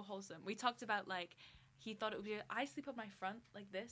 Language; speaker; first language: English; native; English